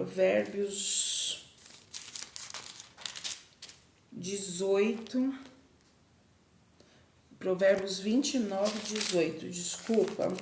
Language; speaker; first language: Portuguese; native; Portuguese